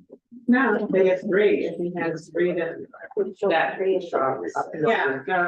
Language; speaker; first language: English; native; English